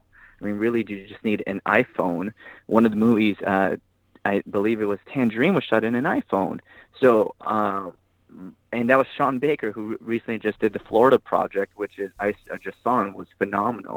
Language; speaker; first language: English; native; English